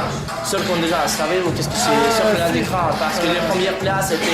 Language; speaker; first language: French; non-native, learner; Russian